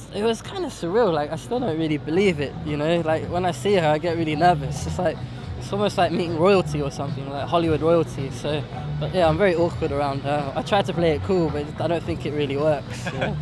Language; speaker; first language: English; native; English